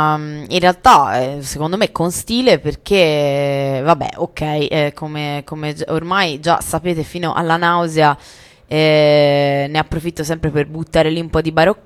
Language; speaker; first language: Italian; native; Italian